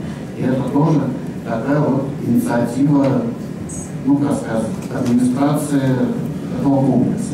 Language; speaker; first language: Russian; native; Russian